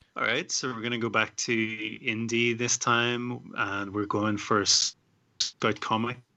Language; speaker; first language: English; native; English